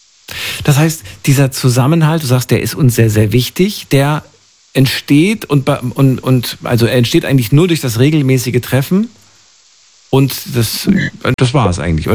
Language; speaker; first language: German; native; German